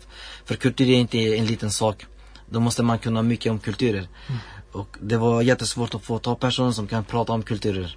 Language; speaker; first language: Swedish; non-native, learner; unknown